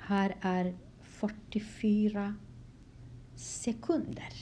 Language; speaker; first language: Swedish; non-native, fluent; Kurdish